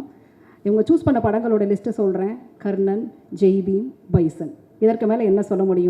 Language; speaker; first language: Tamil; native; Tamil